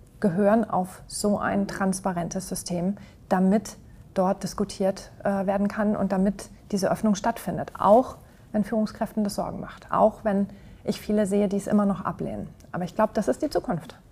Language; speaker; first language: German; native; German